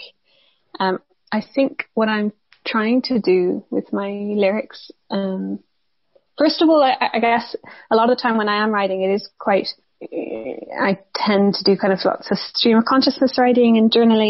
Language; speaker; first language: English; native; English